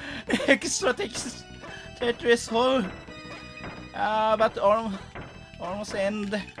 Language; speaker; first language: English; non-native, learner; Japanese